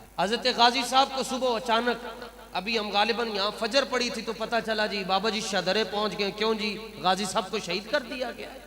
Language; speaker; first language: Urdu; non-native, local second language; Punjabi